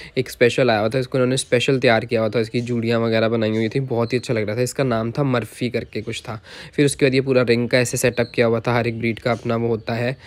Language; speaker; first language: Hindi; native; Hindi